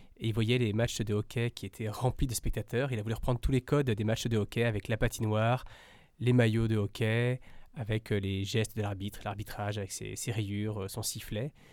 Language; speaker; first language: French; native; French